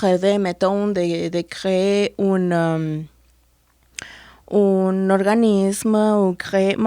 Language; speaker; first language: French; non-native, fluent; Spanish